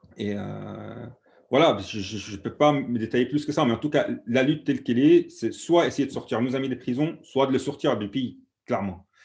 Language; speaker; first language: French; non-native, fluent; Arabic